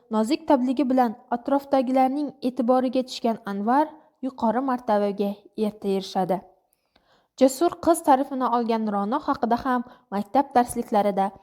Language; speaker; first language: Uzbek; non-native, local second language; Kara-Kalpak